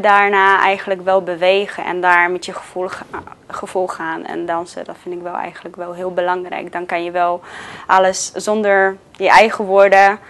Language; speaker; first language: Dutch; non-native, fluent; Polish